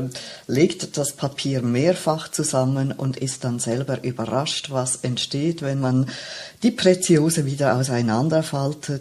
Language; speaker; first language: German; native; German